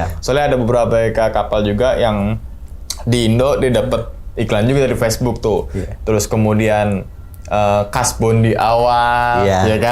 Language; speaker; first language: Indonesian; native; Indonesian